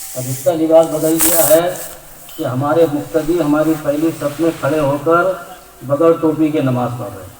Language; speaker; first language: Urdu; native; Urdu